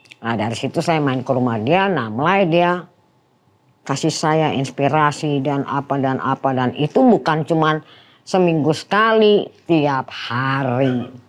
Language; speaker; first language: Indonesian; non-native, fluent; Dutch